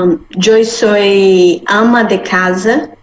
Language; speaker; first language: Spanish; non-native, learner; Portuguese